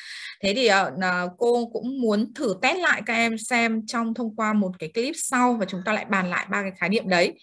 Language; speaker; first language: Vietnamese; native; Vietnamese